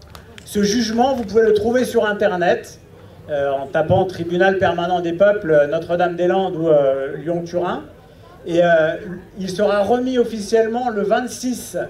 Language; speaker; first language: French; native; French